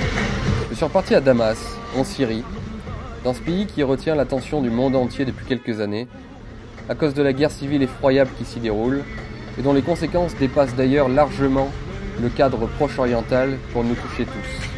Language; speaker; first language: French; native; French